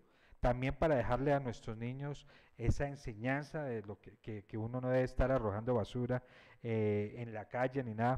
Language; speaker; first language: Spanish; native; Spanish